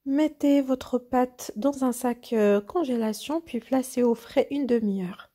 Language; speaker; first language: French; non-native, local second language; Arabic